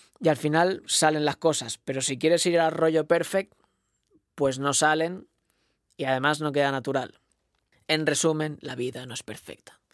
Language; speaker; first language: Spanish; non-native, local second language; Catalan